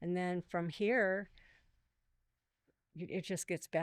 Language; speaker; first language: English; native; English